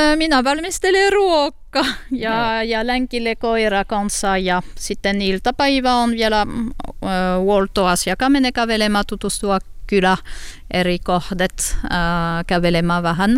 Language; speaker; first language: Finnish; non-native, learner; French